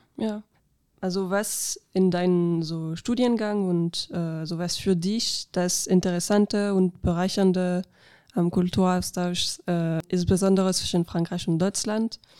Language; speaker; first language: German; non-native, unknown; French